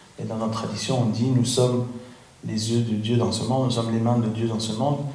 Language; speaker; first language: French; non-native, fluent; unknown